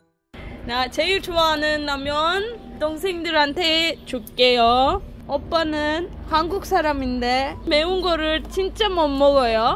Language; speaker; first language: Korean; non-native, learner; Turkish